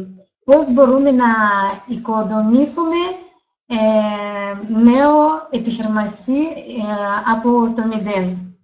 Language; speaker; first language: Greek; non-native, learner; Russian